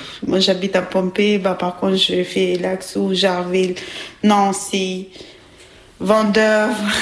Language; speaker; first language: French; non-native, learner; Albanian